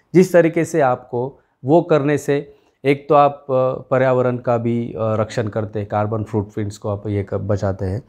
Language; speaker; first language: Hindi; non-native, local second language; Marathi